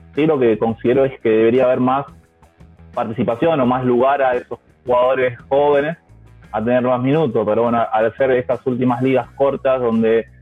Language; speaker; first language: Spanish; native; Spanish